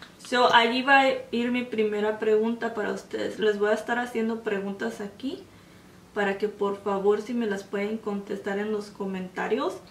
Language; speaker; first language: Spanish; early bilingual, heritage; Spanish